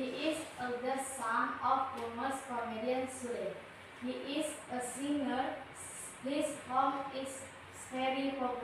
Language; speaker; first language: English; non-native, learner; Indonesian